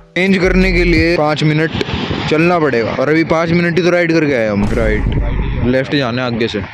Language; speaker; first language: Hindi; native; Hindi